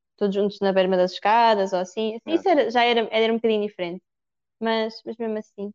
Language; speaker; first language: Portuguese; native; Portuguese